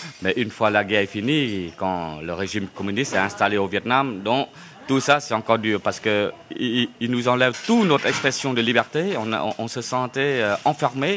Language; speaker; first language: French; non-native, fluent; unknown